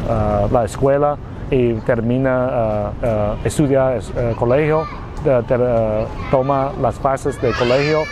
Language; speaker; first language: Spanish; non-native, learner; Vietnamese